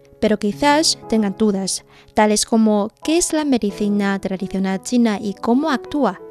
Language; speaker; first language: Spanish; non-native, fluent; Chinese